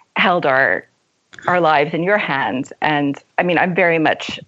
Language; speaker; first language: English; native; English